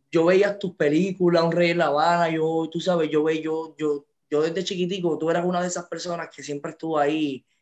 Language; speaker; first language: Spanish; native; Spanish